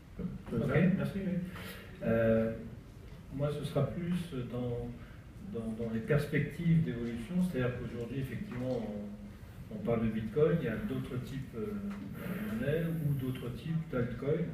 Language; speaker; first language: French; native; French